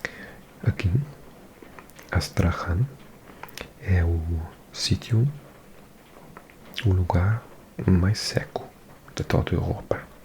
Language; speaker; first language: Portuguese; non-native, learner; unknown